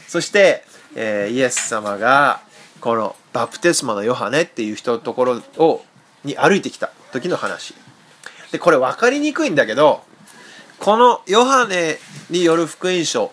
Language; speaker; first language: Japanese; native; Japanese